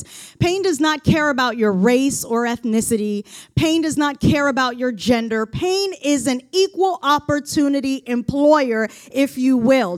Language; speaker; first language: English; native; English